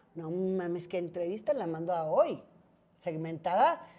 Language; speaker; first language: Spanish; native; Spanish